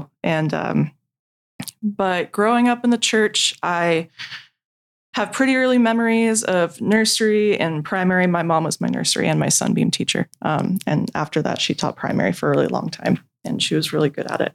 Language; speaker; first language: English; native; English